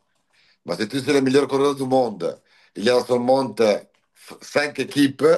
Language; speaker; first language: French; non-native, learner; Italian